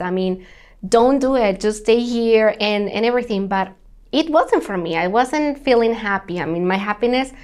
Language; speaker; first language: English; non-native, fluent; Spanish